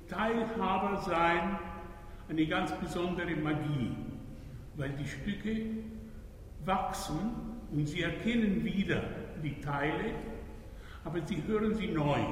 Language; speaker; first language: German; non-native, fluent; Spanish